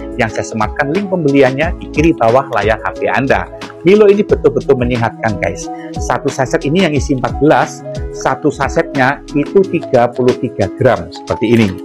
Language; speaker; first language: Indonesian; native; Indonesian